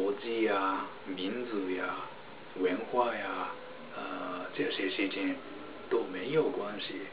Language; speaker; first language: Chinese; non-native, fluent; Japanese